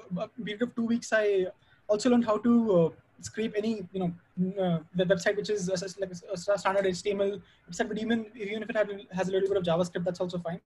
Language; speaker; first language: English; non-native, local second language; Hindi